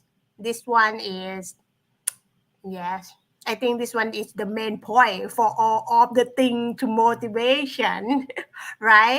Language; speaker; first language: English; non-native, learner; Thai